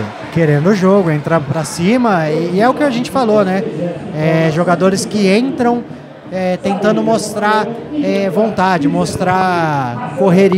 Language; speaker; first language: Portuguese; native; Portuguese